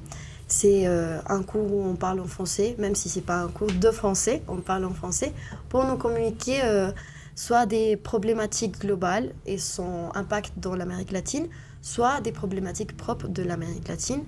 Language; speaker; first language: French; non-native, fluent; Spanish